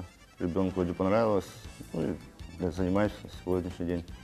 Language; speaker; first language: Russian; native; Russian